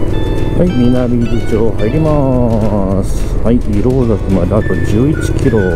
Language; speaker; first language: Japanese; native; Japanese